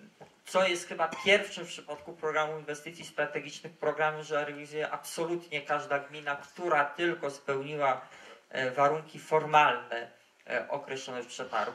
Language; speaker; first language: Polish; native; Polish